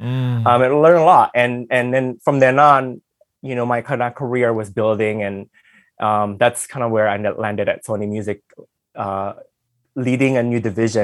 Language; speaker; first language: English; early bilingual, other home language; Indonesian